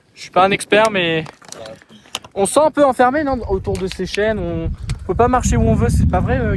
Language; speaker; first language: French; native; French